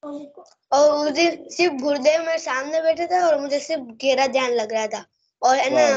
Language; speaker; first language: Hindi; native; Hindi